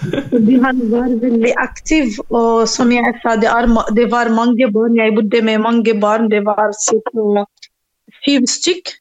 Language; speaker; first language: Norwegian; non-native, learner; Arabic